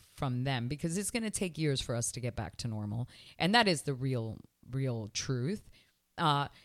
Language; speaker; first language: English; early bilingual, other home language; Spanish